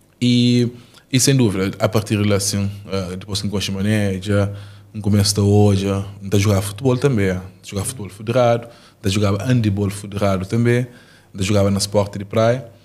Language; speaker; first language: Portuguese; non-native, local second language; Kabuverdianu